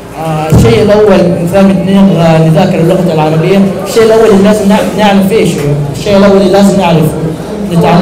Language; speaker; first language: Arabic; non-native, learner; Indonesian